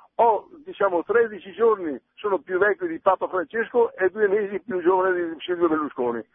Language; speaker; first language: Italian; native; Italian